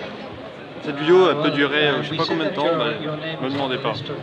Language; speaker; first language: French; native; French